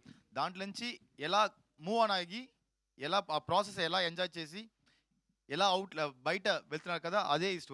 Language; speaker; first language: Telugu; non-native, learner; Tamil